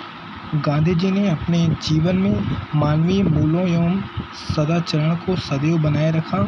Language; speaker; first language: Hindi; native; Hindi